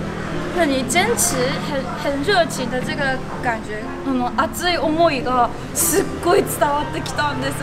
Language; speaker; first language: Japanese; native; Japanese